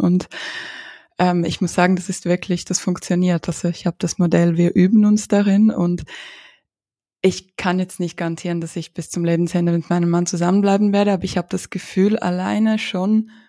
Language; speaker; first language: German; native; German